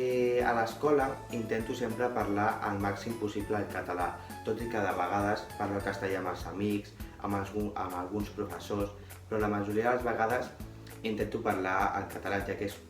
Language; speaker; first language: Catalan; non-native, local second language; Spanish